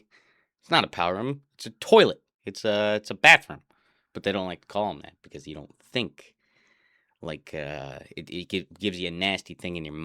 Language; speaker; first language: English; native; English